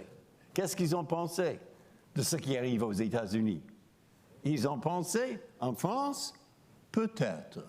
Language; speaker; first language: French; non-native, fluent; English